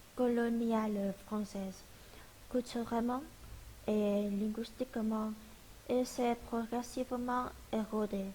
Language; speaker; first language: French; non-native, learner; Vietnamese